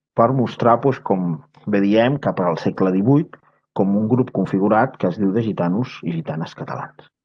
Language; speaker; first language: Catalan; native; Catalan